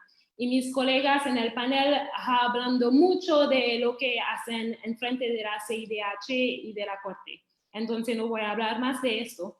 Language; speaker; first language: Spanish; non-native, fluent; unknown